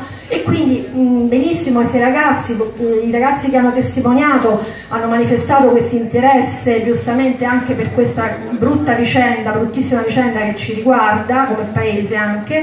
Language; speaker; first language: Italian; native; Italian